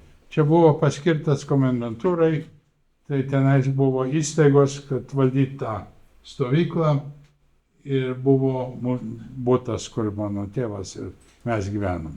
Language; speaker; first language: Lithuanian; native; Lithuanian